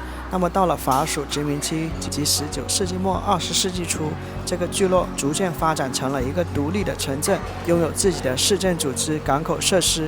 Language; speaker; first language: Chinese; native; Chinese